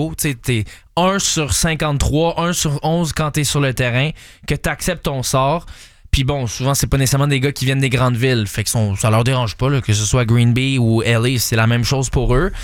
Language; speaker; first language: French; native; French